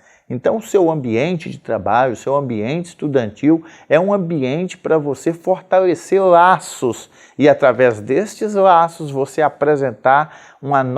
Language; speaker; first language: Portuguese; native; Portuguese